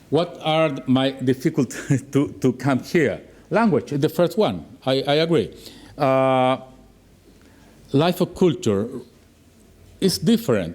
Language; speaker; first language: English; non-native, learner; Spanish